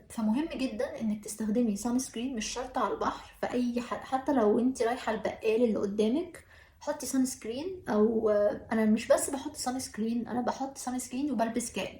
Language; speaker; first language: Arabic; native; Arabic